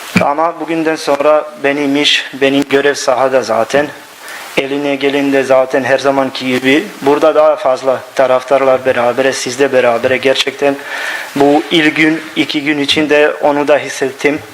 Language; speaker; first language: Turkish; non-native, learner; Bosnian